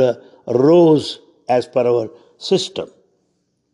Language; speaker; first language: English; non-native, local second language; Telugu